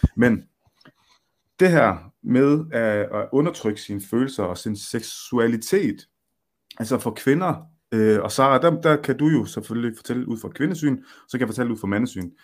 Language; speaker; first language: Danish; early bilingual, other home language; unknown